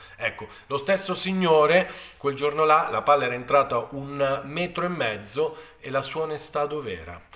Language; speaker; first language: Italian; native; Italian